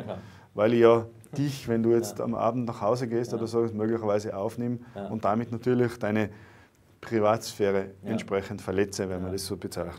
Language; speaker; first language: German; native; German